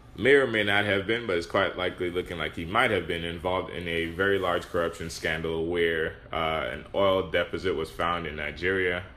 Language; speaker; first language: English; non-native, local second language; Yoruba